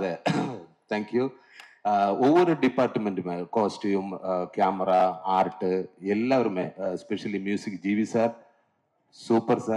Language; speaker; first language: Tamil; non-native, fluent; Malayalam